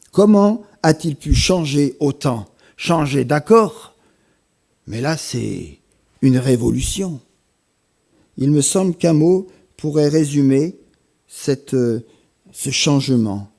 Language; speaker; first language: French; native; French